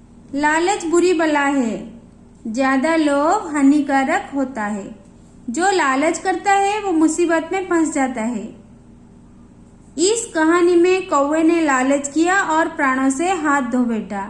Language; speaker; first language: Hindi; non-native, local second language; Odia